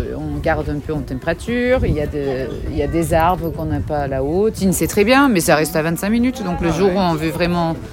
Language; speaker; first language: French; non-native, local second language; Dutch